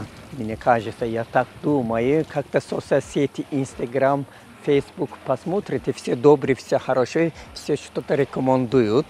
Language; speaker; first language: Russian; non-native, learner; Turkish